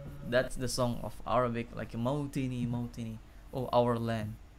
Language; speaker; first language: English; non-native, fluent; Indonesian